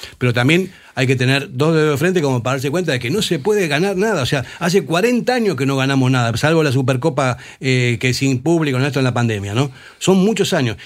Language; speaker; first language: Spanish; native; Spanish